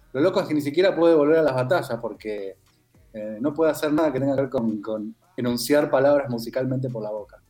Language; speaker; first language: Spanish; native; Spanish